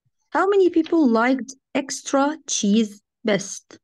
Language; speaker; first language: English; non-native, fluent; Arabic